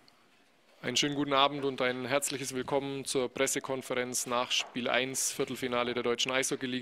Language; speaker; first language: German; native; German